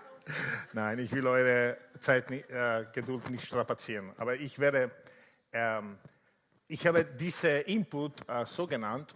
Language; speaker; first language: German; non-native, fluent; Italian